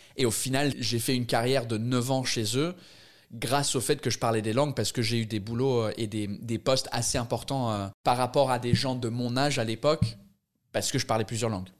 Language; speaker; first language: French; non-native, fluent; English